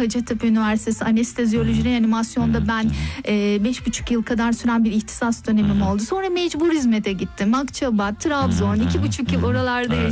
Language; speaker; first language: Turkish; native; Turkish